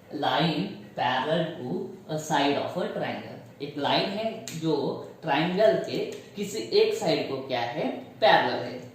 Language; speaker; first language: Hindi; non-native, local second language; Marathi